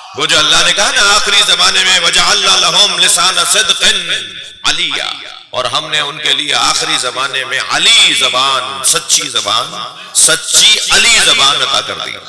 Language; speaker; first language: Urdu; native; Urdu